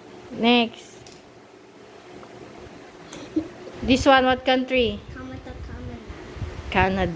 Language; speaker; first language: English; non-native, local second language; Filipino